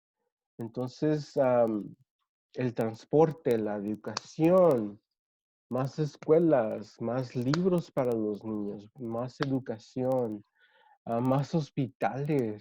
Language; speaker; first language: Spanish; early bilingual, other home language; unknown